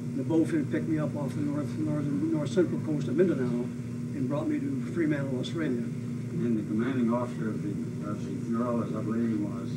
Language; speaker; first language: English; native; English